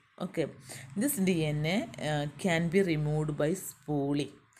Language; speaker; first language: English; non-native, local second language; Malayalam